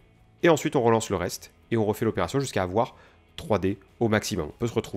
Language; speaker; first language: French; native; French